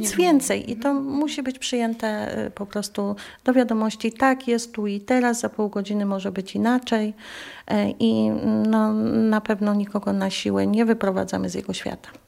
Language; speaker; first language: Polish; native; Polish